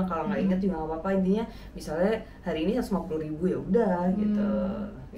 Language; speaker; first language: Indonesian; native; Indonesian